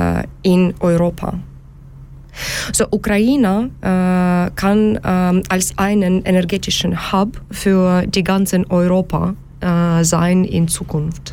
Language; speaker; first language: German; non-native, learner; Ukrainian